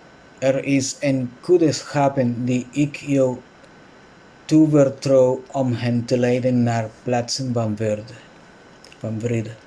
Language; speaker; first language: Dutch; non-native, fluent; Spanish